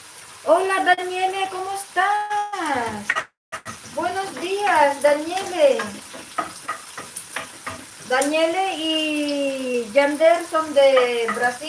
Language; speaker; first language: Spanish; non-native, fluent; Filipino